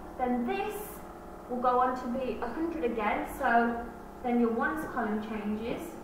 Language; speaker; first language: English; native; English